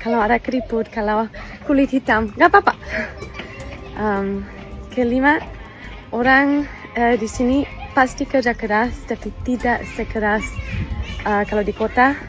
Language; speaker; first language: Indonesian; non-native, fluent; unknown